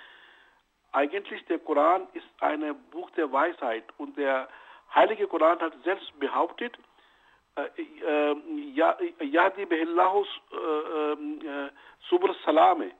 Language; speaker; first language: German; non-native, fluent; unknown